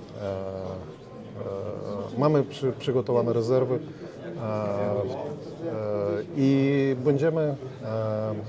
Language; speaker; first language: Polish; non-native, learner; Ukrainian